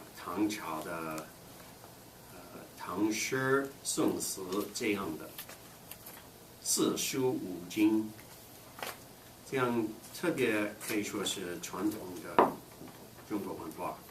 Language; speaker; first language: Chinese; non-native, fluent; English